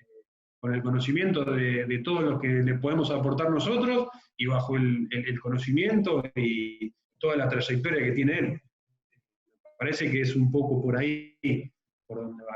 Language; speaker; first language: Spanish; native; Spanish